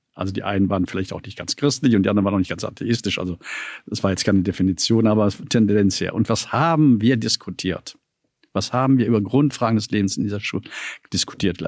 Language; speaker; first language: German; native; German